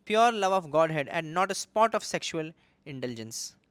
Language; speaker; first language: English; non-native, local second language; Hindi